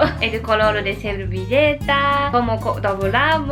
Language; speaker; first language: Spanish; non-native, learner; Japanese